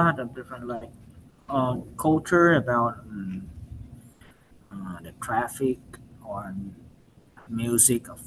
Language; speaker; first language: English; non-native, learner; Vietnamese